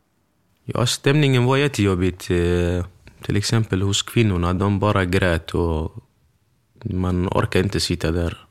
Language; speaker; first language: Swedish; early bilingual, other home language; Kurdish